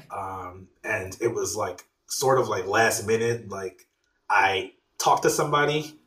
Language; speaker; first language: English; native; English